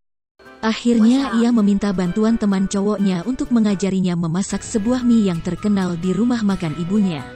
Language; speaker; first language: Indonesian; native; Indonesian